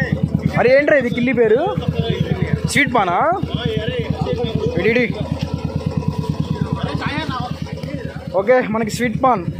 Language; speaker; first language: Telugu; native; Telugu